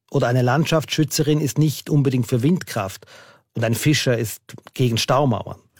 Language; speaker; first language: German; native; German